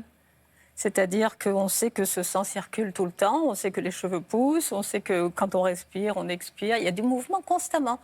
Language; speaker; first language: French; native; French